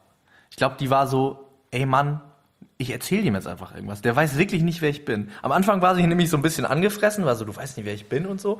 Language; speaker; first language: German; native; German